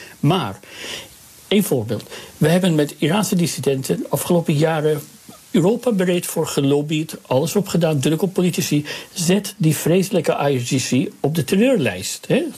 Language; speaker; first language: Dutch; non-native, fluent; Persian